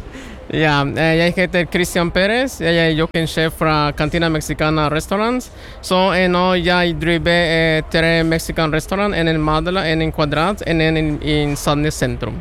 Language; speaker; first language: Norwegian; non-native, learner; Spanish